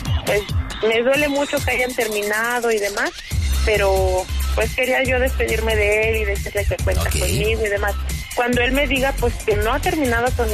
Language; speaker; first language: Spanish; native; Spanish